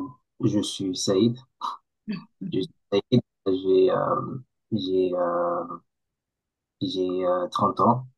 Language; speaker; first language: French; non-native, local second language; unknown